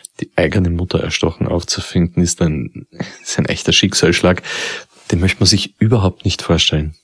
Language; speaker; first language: German; native; German